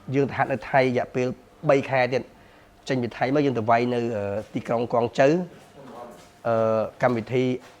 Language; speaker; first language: Khmer; native; Khmer